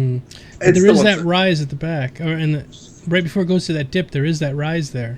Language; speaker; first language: English; native; English